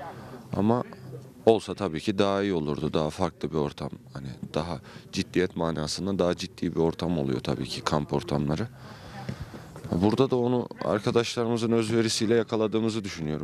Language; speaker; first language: Turkish; native; Turkish